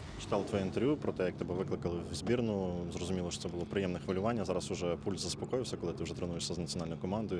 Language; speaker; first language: Ukrainian; native; Ukrainian